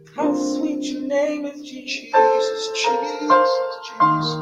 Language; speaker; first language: English; native; English